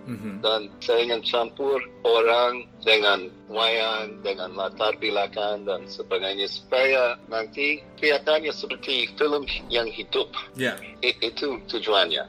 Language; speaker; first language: Indonesian; non-native, fluent; English